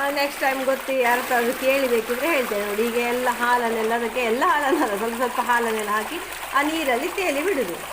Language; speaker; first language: Kannada; native; Kannada